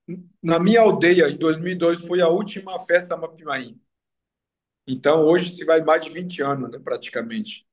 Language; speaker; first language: Portuguese; non-native, local second language; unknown